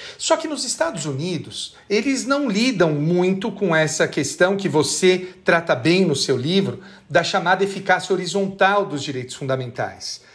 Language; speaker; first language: Portuguese; native; Portuguese